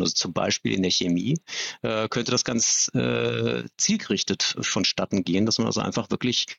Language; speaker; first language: German; native; German